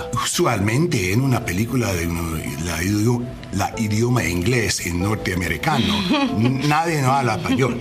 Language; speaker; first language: Spanish; non-native, learner; English